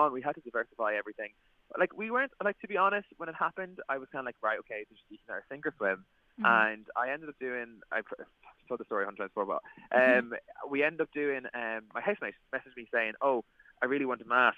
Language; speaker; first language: English; native; English